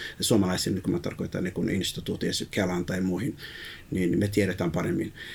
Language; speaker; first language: Finnish; early bilingual, other home language; Somali